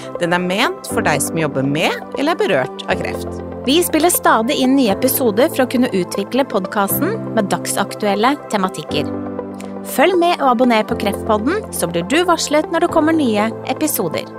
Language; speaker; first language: Norwegian; native; Norwegian